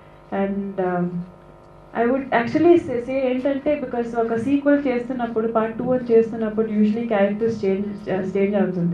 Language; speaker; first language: Telugu; non-native, fluent; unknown